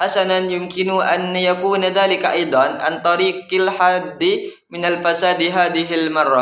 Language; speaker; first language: Arabic; non-native, learner; Indonesian